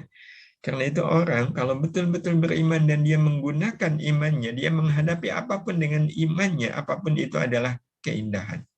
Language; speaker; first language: Indonesian; native; Indonesian